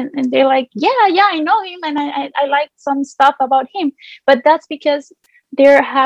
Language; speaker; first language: English; non-native, fluent; Spanish